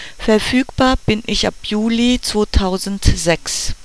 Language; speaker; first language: German; non-native, learner; French